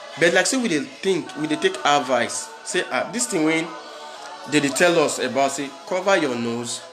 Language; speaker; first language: Nigerian Pidgin; native; Nigerian Pidgin